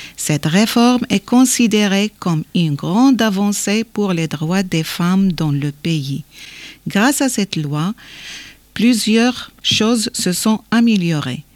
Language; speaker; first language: French; non-native, local second language; Arabic